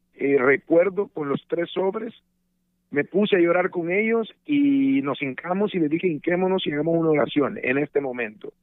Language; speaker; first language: Spanish; native; Spanish